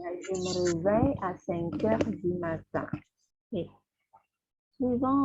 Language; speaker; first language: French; non-native, fluent; Indonesian